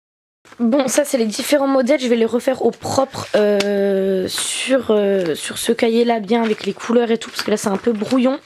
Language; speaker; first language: French; native; French